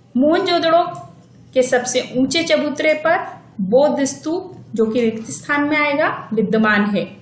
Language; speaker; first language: Hindi; native; Hindi